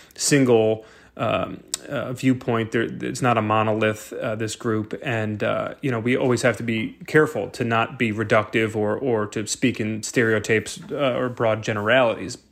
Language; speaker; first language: English; native; English